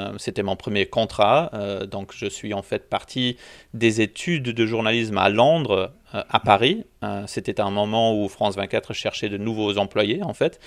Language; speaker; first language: French; non-native, local second language; English